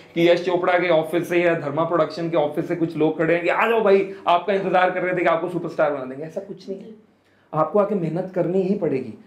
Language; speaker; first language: Hindi; native; Hindi